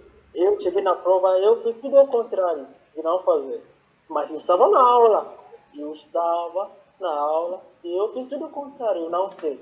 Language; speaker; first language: Portuguese; non-native, fluent; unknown